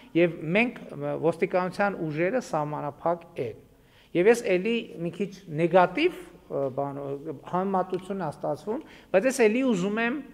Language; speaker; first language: Armenian; native; Armenian